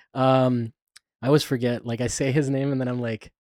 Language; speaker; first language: English; native; English